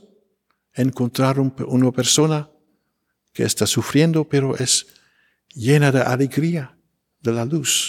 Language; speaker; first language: Spanish; non-native, fluent; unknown